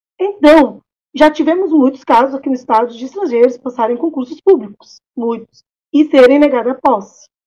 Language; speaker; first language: Portuguese; non-native, local second language; Kabuverdianu